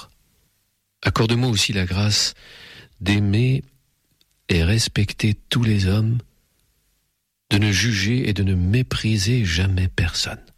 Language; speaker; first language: French; native; French